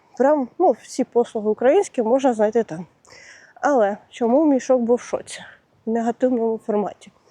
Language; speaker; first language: Ukrainian; non-native, local second language; Russian